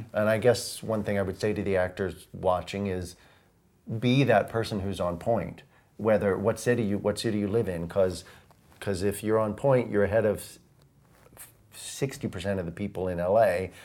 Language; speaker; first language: English; native; English